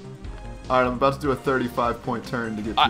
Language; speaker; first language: English; native; English